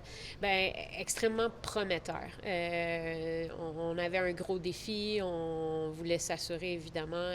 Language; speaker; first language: French; native; French